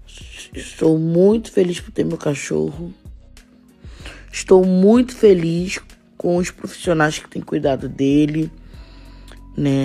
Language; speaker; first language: Portuguese; native; Portuguese